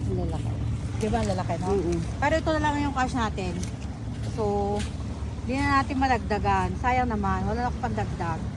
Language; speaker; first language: Filipino; native; Filipino